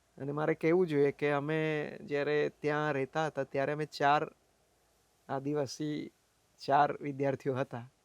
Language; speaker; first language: Gujarati; non-native, local second language; Bhili